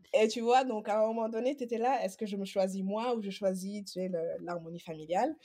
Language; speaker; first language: French; non-native, local second language; Wolof